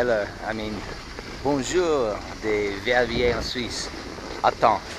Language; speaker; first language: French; non-native, learner; English